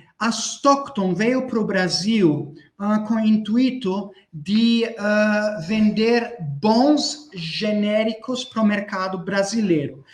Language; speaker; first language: Portuguese; non-native, fluent; German